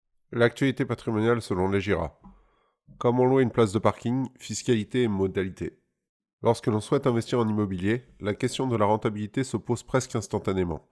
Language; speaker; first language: French; native; French